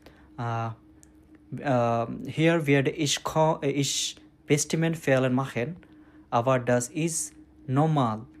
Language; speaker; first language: German; non-native, learner; Bangla